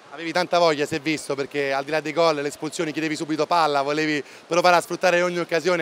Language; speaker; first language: Italian; native; Italian